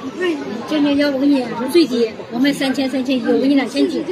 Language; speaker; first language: Chinese; native; Chinese